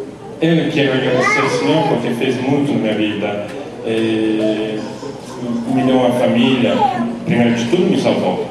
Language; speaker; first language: Portuguese; non-native, learner; Italian